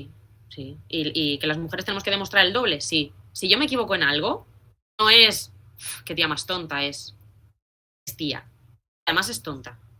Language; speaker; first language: Spanish; native; Spanish